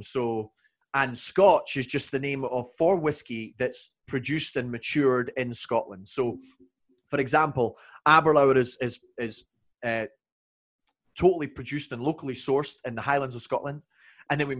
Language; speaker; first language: English; native; English